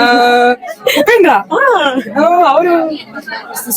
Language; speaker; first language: Kannada; non-native, local second language; Telugu